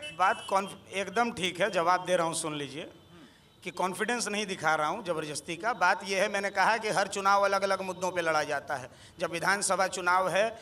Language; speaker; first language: Hindi; native; Hindi